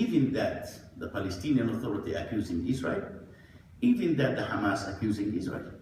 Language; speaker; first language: English; non-native, fluent; Arabic